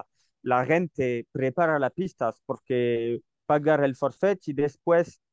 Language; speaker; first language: Spanish; non-native, learner; French